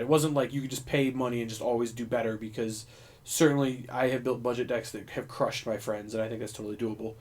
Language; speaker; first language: English; native; English